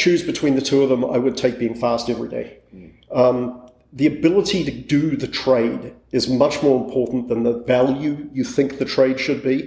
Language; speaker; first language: English; native; English